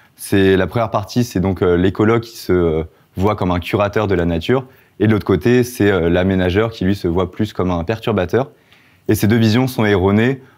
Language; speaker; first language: French; native; French